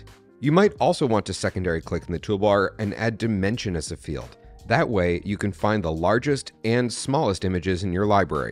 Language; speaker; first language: English; native; English